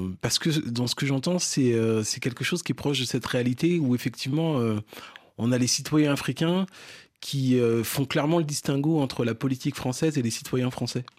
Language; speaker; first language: French; early bilingual, other home language; Fon